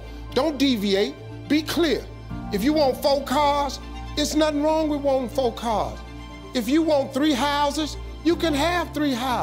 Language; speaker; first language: English; native; English